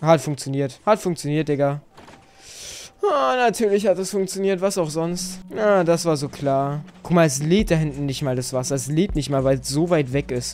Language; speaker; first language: German; native; German